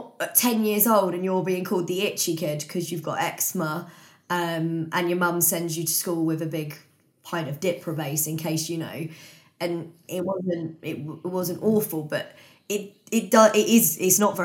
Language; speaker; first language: English; native; English